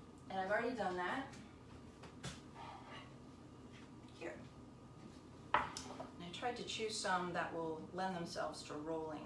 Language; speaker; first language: English; native; English